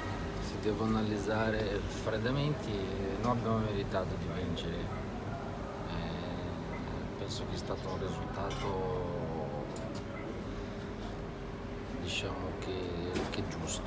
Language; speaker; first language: Italian; non-native, fluent; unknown